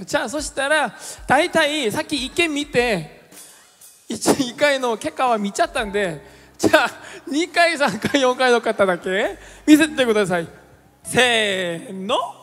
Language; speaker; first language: Japanese; non-native, fluent; Korean